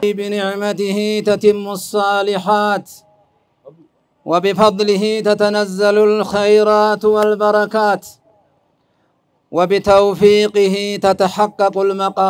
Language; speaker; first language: Arabic; non-native, fluent; Oromo